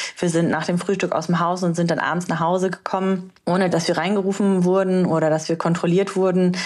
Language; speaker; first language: German; early bilingual, other home language; Romanian